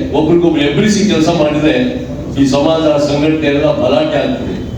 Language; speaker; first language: Kannada; non-native, local second language; Lambadi